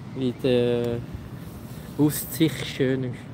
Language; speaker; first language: German; non-native, learner; Vietnamese